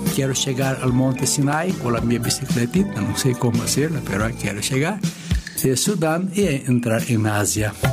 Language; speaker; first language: Spanish; non-native, fluent; Portuguese